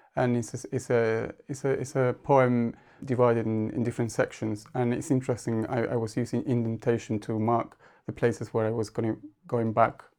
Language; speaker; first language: English; non-native, fluent; Spanish